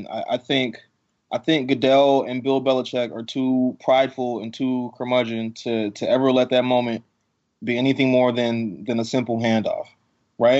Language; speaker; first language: English; native; English